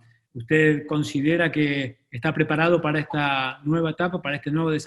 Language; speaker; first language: Spanish; native; Spanish